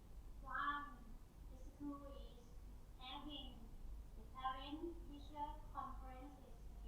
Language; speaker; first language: English; non-native, learner; Thai